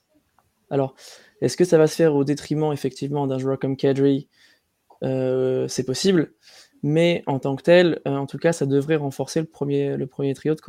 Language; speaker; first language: French; native; French